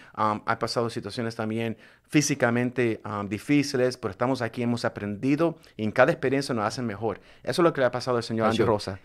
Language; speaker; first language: Spanish; native; Spanish